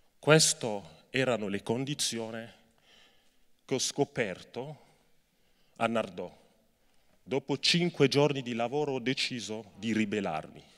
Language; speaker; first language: Italian; non-native, fluent; French